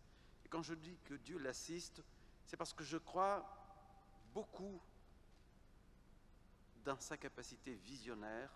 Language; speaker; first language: French; non-native, fluent; Kabuverdianu